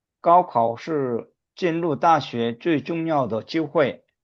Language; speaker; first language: Chinese; non-native, learner; Korean